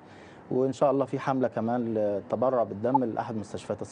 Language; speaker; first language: Arabic; native; Arabic